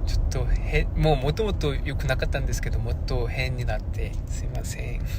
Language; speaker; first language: Japanese; non-native, fluent; Korean